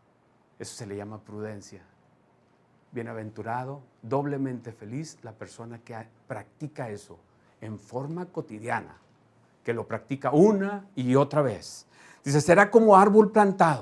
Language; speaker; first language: Spanish; native; Spanish